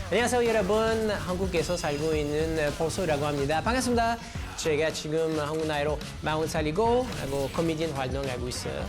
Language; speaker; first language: Korean; non-native, fluent; English